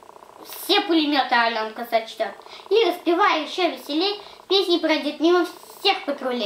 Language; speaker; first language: Russian; native; Russian